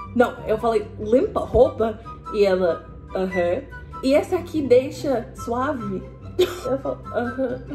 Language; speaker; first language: Portuguese; non-native, fluent; English